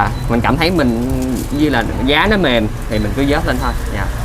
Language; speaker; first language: Vietnamese; native; Vietnamese